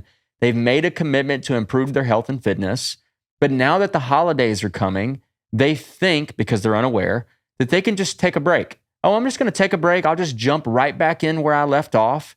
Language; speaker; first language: English; native; English